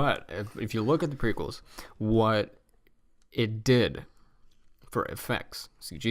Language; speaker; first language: English; native; English